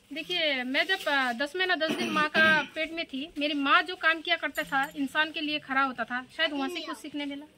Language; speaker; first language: Hindi; non-native, local second language; Bangla